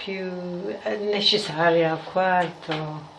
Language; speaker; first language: Italian; non-native, fluent; English